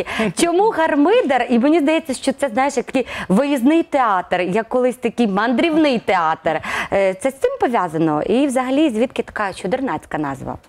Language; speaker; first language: Ukrainian; native; Ukrainian